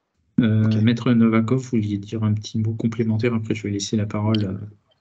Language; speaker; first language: French; native; French